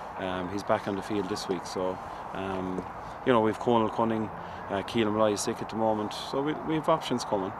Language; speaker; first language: English; native; English